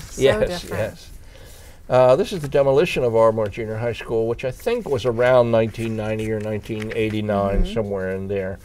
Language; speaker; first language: English; native; English